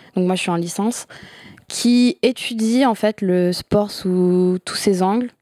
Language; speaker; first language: French; native; French